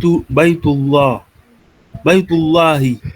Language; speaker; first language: Arabic; non-native, learner; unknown